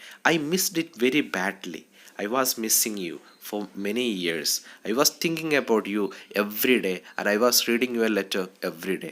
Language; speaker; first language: English; non-native, local second language; Malayalam